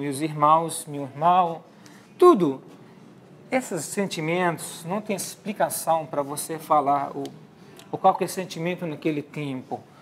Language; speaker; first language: Portuguese; non-native, learner; Arabic